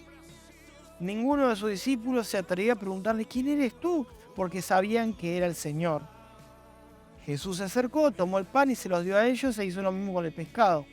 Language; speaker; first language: Spanish; native; Spanish